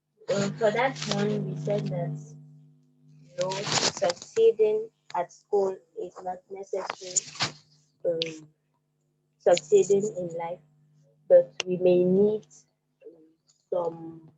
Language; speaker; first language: English; non-native, fluent; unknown